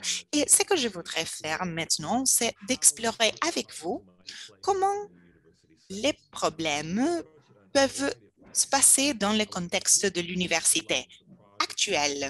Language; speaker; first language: French; non-native, fluent; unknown